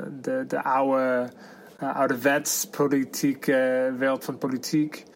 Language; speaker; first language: Dutch; non-native, fluent; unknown